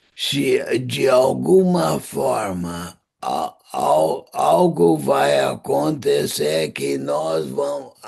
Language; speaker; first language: Portuguese; non-native, fluent; English